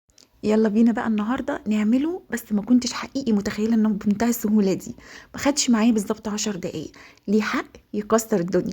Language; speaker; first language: Arabic; native; Arabic